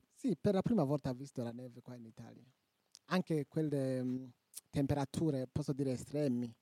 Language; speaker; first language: Italian; non-native, local second language; Rundi